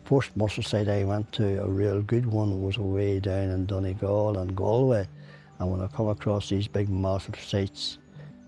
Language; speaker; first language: English; native; English